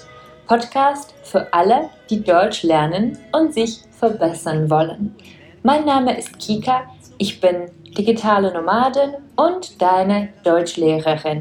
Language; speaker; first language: German; non-native, fluent; Czech